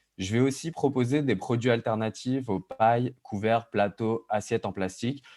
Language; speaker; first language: French; native; French